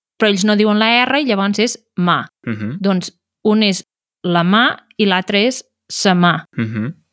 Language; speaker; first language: Catalan; native; Catalan